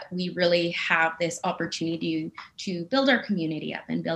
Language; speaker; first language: English; native; English